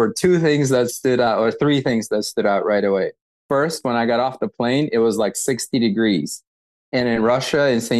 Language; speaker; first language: English; early bilingual, other home language; Russian